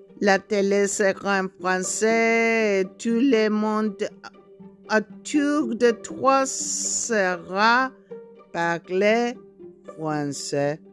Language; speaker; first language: French; non-native, learner; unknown